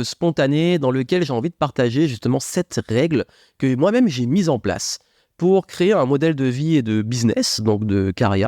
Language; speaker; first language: French; native; French